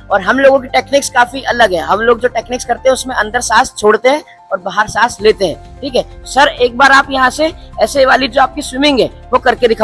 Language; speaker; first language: Hindi; native; Hindi